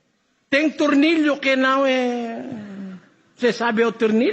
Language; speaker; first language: Portuguese; non-native, learner; Filipino